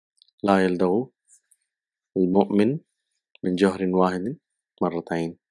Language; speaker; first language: Arabic; non-native, fluent; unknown